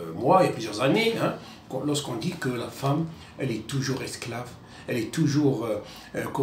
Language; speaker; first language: French; non-native, local second language; Arabic